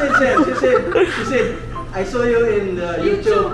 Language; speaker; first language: English; non-native, local second language; Cebuano